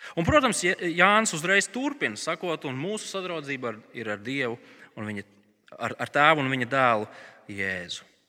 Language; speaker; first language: Latvian; native; Latvian